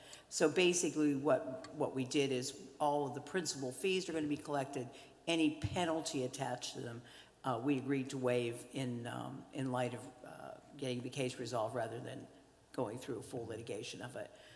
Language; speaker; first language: English; native; English